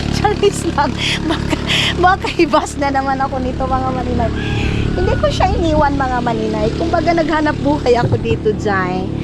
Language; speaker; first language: Filipino; non-native, local second language; Cebuano